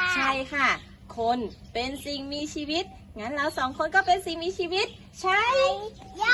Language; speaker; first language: Thai; native; Thai